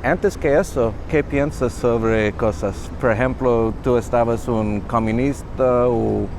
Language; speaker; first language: Spanish; non-native, learner; English